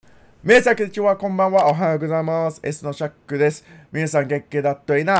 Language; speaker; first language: Japanese; non-native, learner; English